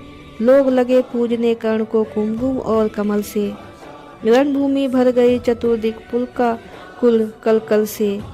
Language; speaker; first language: Hindi; native; Hindi